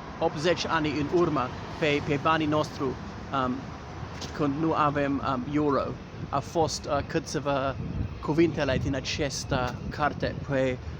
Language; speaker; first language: Romanian; non-native, learner; English